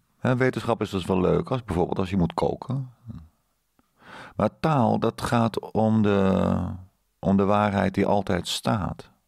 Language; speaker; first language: Dutch; native; Dutch